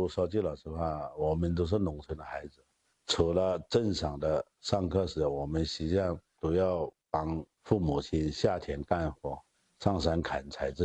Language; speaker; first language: Chinese; native; Chinese